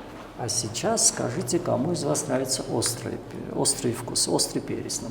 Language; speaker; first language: Russian; native; Russian